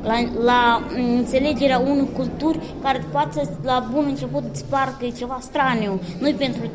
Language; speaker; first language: Romanian; non-native, local second language; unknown